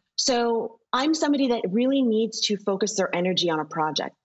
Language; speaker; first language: English; native; English